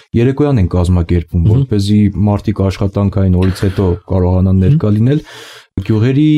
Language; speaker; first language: Armenian; native; Armenian